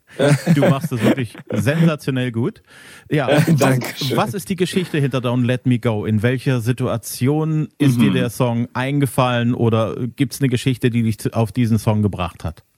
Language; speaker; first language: German; native; German